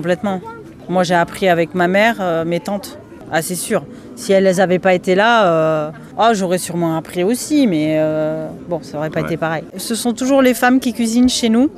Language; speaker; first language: French; early bilingual, other home language; Spanish